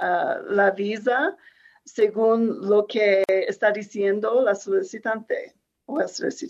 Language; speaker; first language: Spanish; non-native, fluent; English